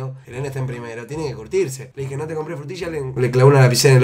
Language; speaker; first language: Spanish; native; Spanish